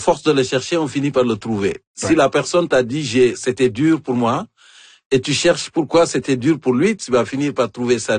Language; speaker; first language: French; native; French